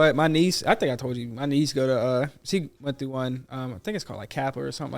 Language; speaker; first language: English; native; English